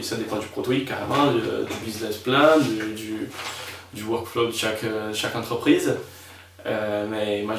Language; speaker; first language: French; non-native, fluent; Spanish